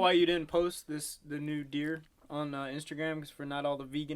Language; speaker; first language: English; native; English